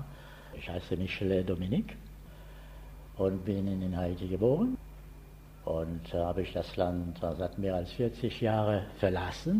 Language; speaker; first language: German; non-native, fluent; Haitian Creole